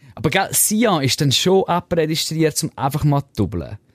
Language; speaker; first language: German; native; German